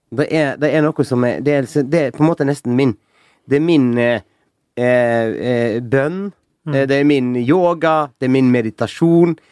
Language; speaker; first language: Norwegian; native; Norwegian